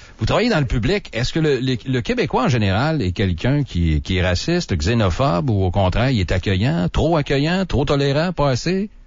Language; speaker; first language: French; native; French